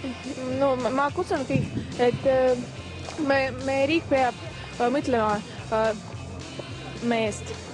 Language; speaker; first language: Estonian; non-native, learner; Russian